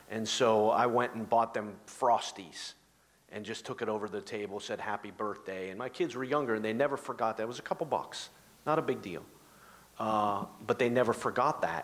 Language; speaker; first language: English; native; English